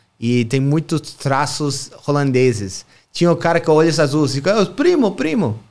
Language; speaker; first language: Portuguese; non-native, fluent; English